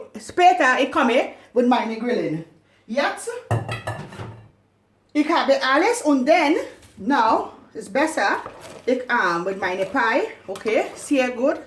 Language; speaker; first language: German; non-native, learner; English